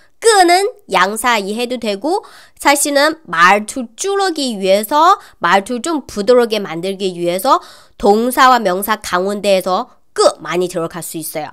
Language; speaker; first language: Korean; non-native, learner; Chinese